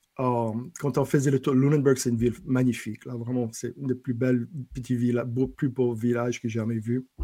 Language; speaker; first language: French; non-native, local second language; English